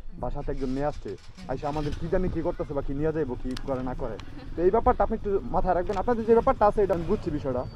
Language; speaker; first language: Bangla; native; Bangla